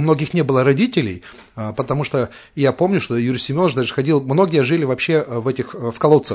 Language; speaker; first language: Russian; native; Russian